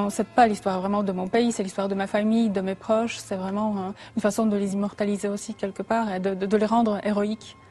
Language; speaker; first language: French; non-native, fluent; Polish